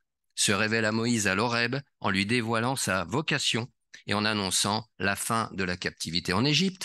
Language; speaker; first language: French; native; French